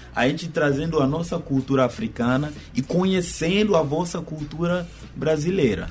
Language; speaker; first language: Portuguese; non-native, fluent; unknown